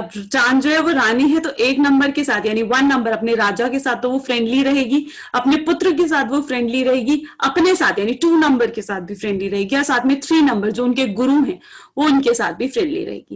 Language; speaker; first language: Hindi; native; Hindi